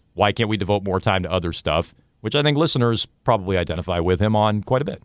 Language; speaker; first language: English; native; English